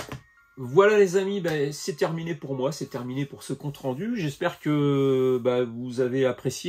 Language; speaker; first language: French; native; French